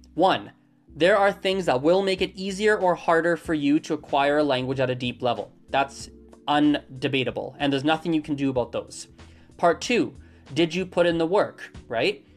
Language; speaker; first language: English; native; English